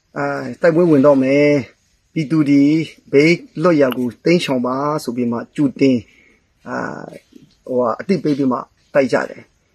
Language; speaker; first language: Burmese; non-native, local second language; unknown